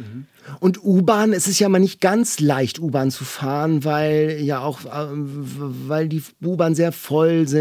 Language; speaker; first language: German; native; German